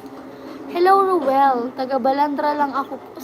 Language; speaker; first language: Filipino; non-native, local second language; Bikol